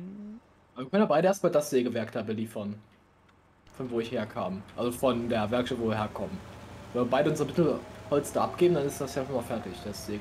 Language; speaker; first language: German; native; German